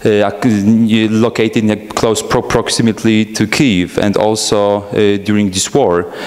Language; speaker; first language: English; non-native, fluent; Polish